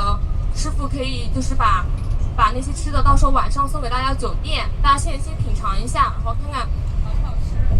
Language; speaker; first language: Chinese; native; Chinese